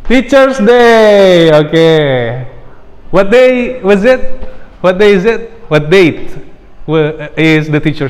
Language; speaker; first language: English; non-native, fluent; Indonesian